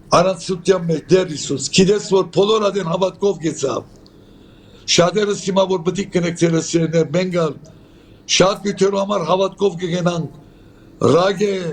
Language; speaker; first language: Armenian; native; Armenian